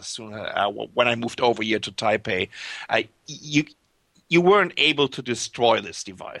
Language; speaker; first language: English; non-native, fluent; German